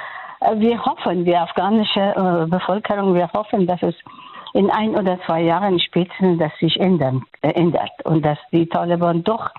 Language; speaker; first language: German; non-native, learner; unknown